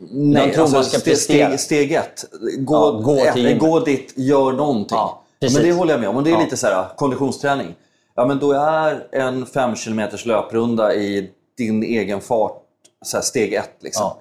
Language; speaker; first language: Swedish; native; Swedish